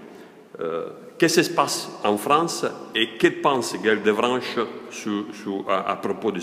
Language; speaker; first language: French; non-native, fluent; Italian